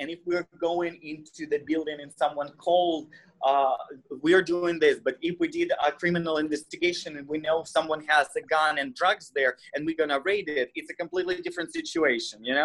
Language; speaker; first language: English; non-native, fluent; Russian